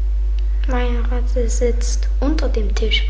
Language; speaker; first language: German; native; German